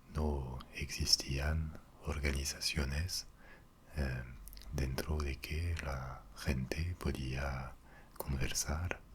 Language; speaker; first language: Spanish; non-native, fluent; French